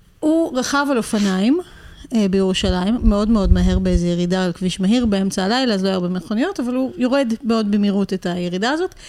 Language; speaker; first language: Hebrew; native; Hebrew